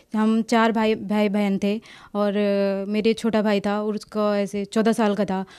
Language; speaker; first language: Hindi; native; Hindi